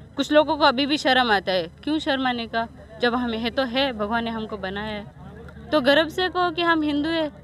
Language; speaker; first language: Hindi; non-native, local second language; Kannada